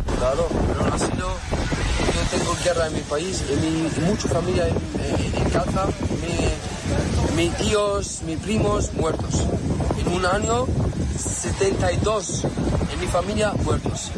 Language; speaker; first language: Spanish; non-native, learner; Arabic